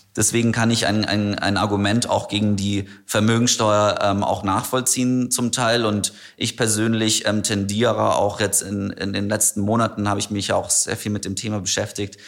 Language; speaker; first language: German; native; German